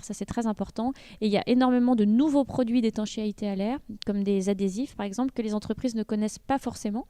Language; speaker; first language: French; native; French